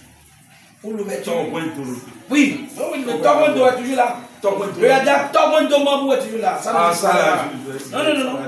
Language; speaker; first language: French; non-native, local second language; Fon